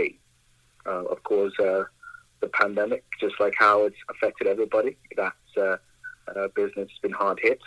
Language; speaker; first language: English; non-native, local second language; Akan